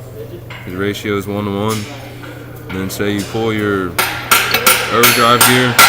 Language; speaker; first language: English; native; English